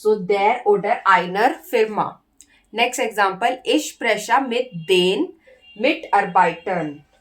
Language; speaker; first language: German; non-native, learner; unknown